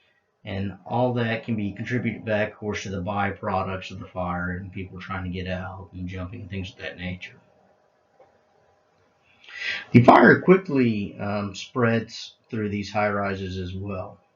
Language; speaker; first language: English; native; English